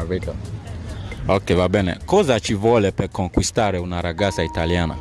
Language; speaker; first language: Italian; non-native, fluent; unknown